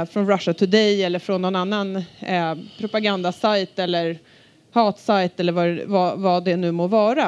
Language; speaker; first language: Swedish; native; Swedish